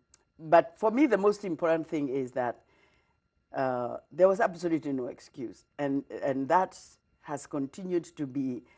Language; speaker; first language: English; non-native, local second language; Kikuyu